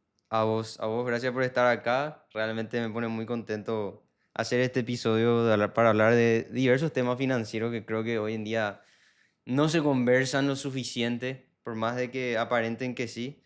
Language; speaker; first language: Spanish; native; Spanish